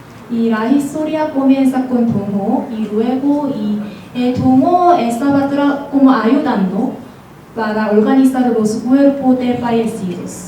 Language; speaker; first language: Spanish; non-native, learner; Korean